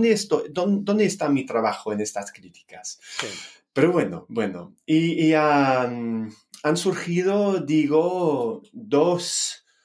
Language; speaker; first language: Spanish; non-native, fluent; English